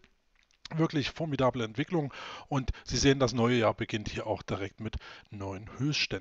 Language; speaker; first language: German; native; German